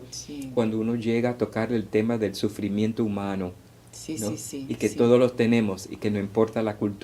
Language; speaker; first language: Spanish; early bilingual, heritage; Spanish